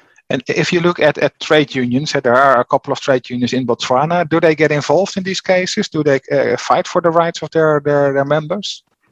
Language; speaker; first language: English; non-native, fluent; Dutch